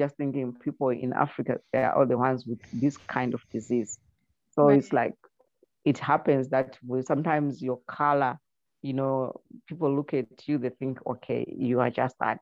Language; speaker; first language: English; non-native, local second language; Shona